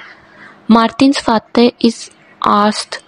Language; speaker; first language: German; non-native, learner; Urdu